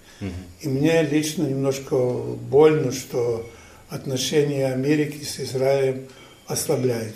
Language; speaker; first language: Russian; non-native, fluent; Ukrainian